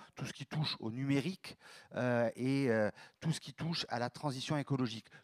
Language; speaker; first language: French; native; French